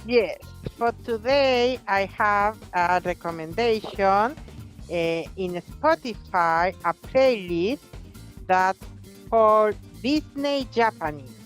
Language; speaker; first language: English; non-native, fluent; Spanish